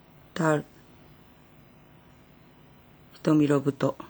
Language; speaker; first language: Korean; non-native, fluent; Japanese